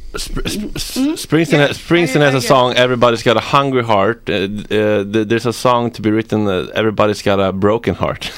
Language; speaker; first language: English; non-native, fluent; Swedish